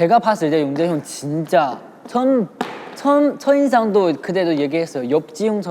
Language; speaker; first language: Korean; non-native, learner; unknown